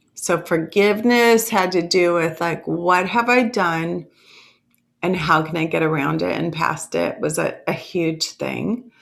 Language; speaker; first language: English; early bilingual, other home language; Italian